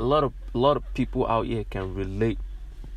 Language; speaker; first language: English; non-native, local second language; Yoruba